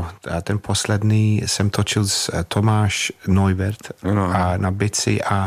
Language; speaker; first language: Czech; non-native, fluent; English